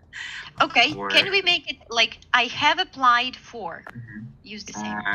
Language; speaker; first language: English; non-native, fluent; Russian